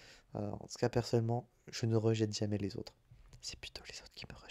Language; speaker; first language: French; native; French